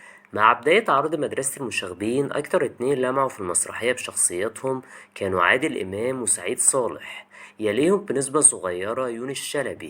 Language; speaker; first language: Arabic; native; Arabic